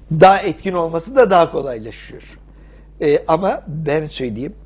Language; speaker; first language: Turkish; early bilingual, other home language; English